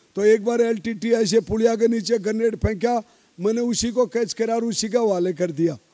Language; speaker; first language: Hindi; native; Hindi